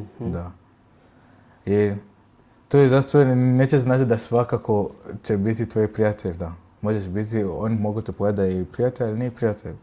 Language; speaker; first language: Bosnian; non-native, learner; Swahili